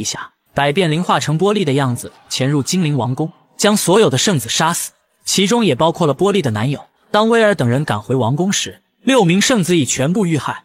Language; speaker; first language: Chinese; native; Chinese